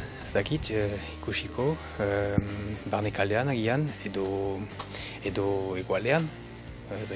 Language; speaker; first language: Basque; non-native, local second language; French